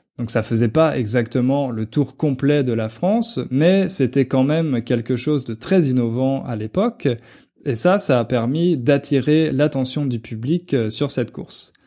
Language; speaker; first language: French; native; French